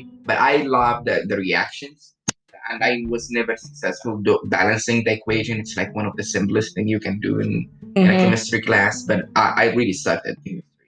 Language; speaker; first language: English; non-native, fluent; Arabic